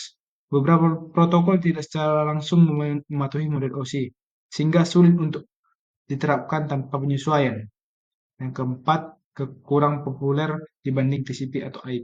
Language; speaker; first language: Indonesian; native; Indonesian